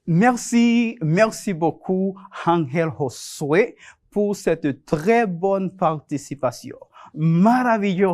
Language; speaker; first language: French; non-native, fluent; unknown